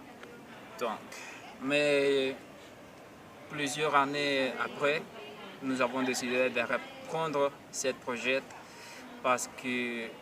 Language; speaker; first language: French; non-native, learner; Spanish